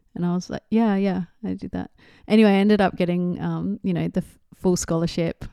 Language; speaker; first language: English; native; English